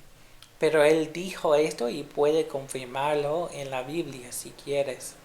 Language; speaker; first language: Spanish; non-native, fluent; English